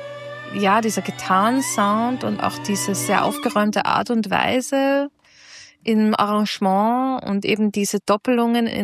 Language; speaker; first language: German; native; German